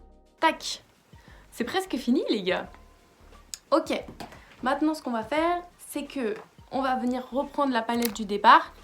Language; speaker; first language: French; native; French